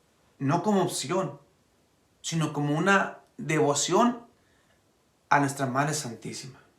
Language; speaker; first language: Spanish; native; Spanish